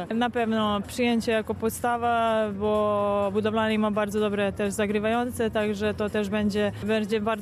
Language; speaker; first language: Polish; non-native, fluent; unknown